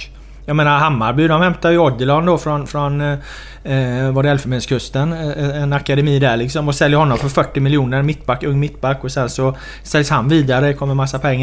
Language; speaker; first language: Swedish; native; Swedish